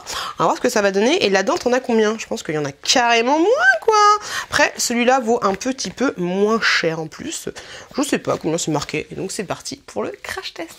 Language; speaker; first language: French; native; French